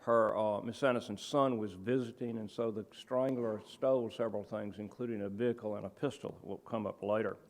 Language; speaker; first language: English; native; English